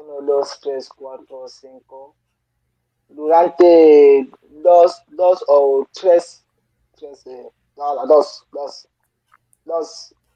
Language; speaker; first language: Spanish; non-native, learner; French